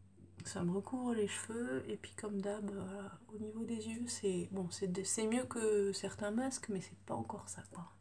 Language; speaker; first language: French; native; French